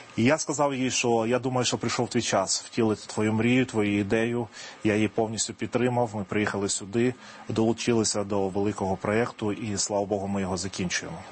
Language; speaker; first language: Ukrainian; native; Ukrainian